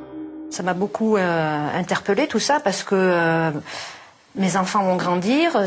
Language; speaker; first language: French; native; French